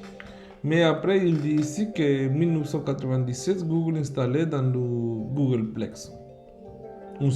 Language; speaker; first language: French; non-native, fluent; Spanish